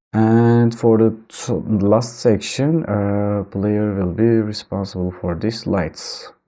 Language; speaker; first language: English; non-native, fluent; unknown